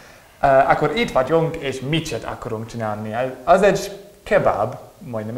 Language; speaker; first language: Hungarian; non-native, learner; English